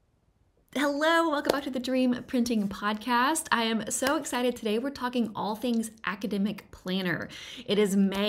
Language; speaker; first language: English; native; English